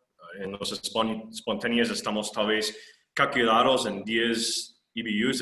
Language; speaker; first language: Spanish; non-native, fluent; English